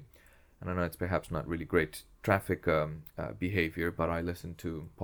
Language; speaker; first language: English; non-native, fluent; Greek